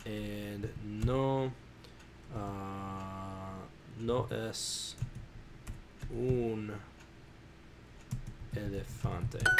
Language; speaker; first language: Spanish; non-native, learner; English